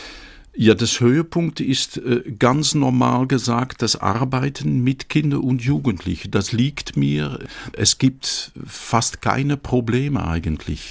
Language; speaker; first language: German; non-native, fluent; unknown